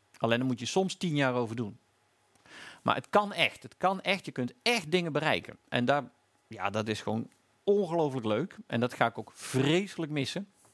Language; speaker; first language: Dutch; native; Dutch